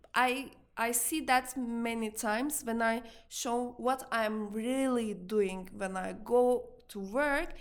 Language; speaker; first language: English; non-native, learner; Turkish